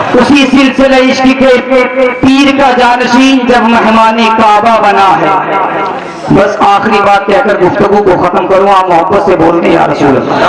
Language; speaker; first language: Urdu; native; Urdu